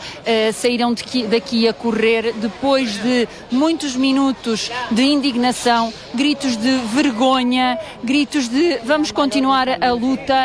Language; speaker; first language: Portuguese; native; Portuguese